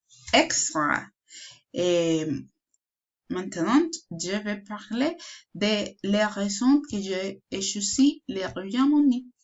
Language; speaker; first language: French; non-native, learner; Spanish